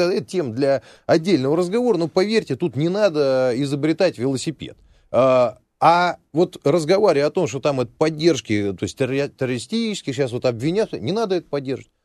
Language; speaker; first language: Russian; native; Russian